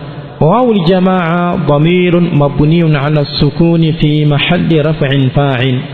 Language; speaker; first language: Arabic; non-native, fluent; Swahili